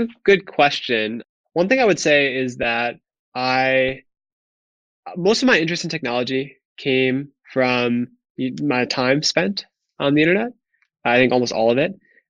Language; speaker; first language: English; native; English